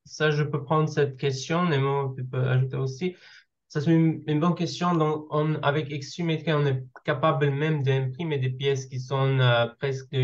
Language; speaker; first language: French; non-native, learner; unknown